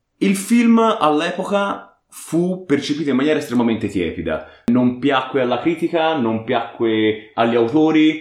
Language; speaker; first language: Italian; native; Italian